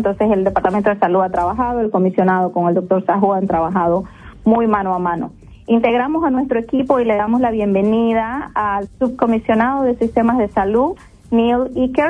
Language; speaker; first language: Spanish; native; Spanish